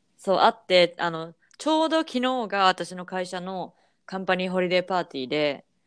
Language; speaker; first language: Japanese; native; Japanese